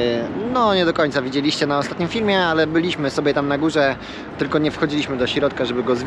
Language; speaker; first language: Polish; native; Polish